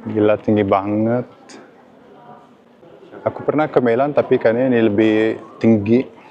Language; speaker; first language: Indonesian; non-native, fluent; Arabic